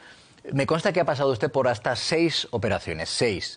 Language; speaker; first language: Spanish; native; Spanish